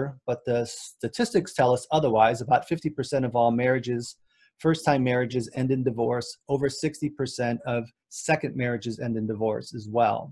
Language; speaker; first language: English; native; English